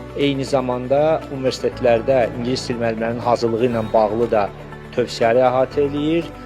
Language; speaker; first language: Azerbaijani; native; Azerbaijani